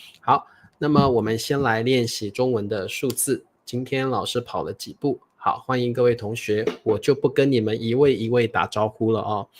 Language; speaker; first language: Chinese; native; Chinese